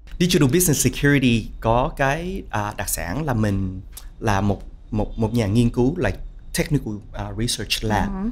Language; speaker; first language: Vietnamese; early bilingual, heritage; Vietnamese